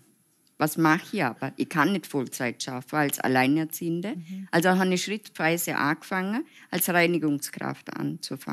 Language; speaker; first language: German; non-native, fluent; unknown